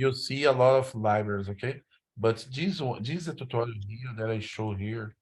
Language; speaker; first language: English; non-native, learner; Portuguese